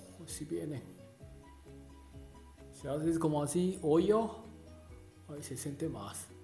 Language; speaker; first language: Spanish; non-native, learner; Japanese